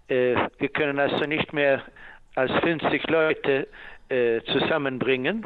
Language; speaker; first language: German; non-native, fluent; Swedish